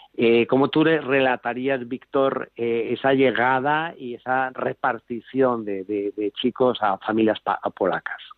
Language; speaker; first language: Spanish; native; Spanish